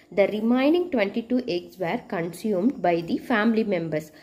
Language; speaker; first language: English; non-native, local second language; Tamil